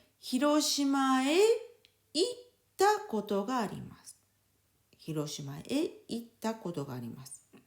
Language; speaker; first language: Japanese; non-native, fluent; French